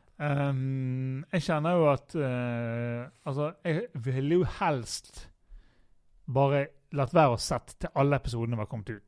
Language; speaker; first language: Norwegian; native; Norwegian